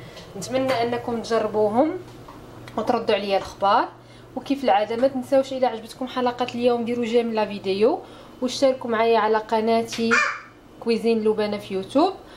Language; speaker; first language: Arabic; native; Arabic